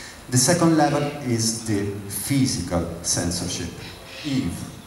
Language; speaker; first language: English; non-native, fluent; Italian